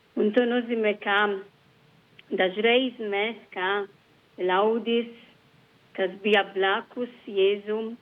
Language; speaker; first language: Latvian; non-native, learner; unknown